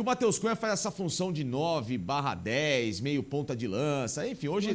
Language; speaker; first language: Portuguese; native; Portuguese